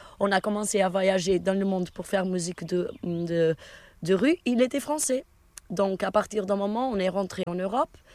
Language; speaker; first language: French; non-native, fluent; Portuguese